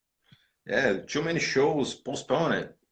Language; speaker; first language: English; non-native, learner; Portuguese